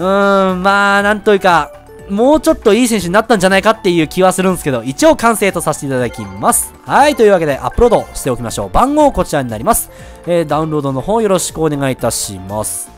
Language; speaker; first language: Japanese; native; Japanese